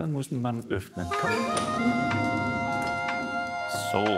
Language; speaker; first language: German; non-native, fluent; Danish